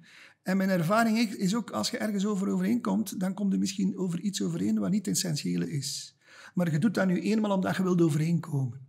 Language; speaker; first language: Dutch; native; Dutch